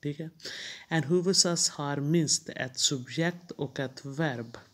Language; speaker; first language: Swedish; non-native, fluent; Urdu